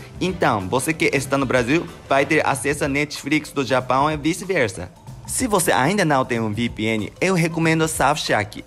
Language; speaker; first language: Portuguese; non-native, learner; Japanese